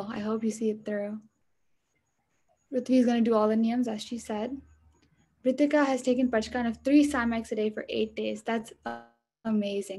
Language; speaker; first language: English; early bilingual, other home language; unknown